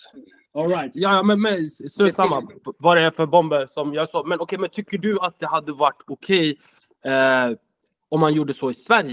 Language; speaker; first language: Swedish; native; Swedish